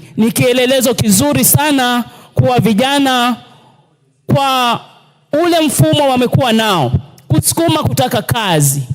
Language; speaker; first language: Swahili; native; Swahili